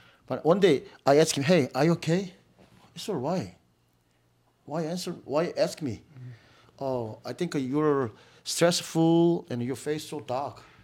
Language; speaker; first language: English; non-native, learner; Korean